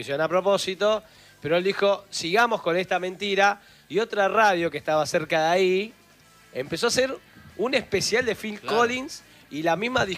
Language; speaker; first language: Spanish; native; Spanish